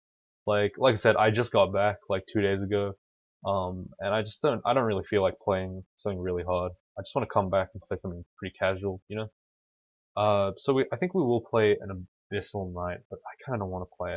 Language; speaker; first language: English; native; English